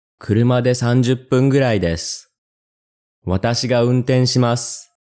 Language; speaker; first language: Japanese; non-native, learner; English